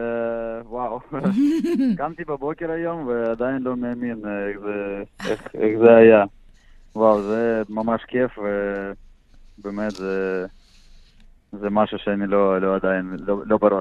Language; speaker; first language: Hebrew; non-native, learner; Russian